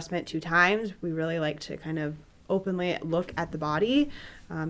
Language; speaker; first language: English; native; English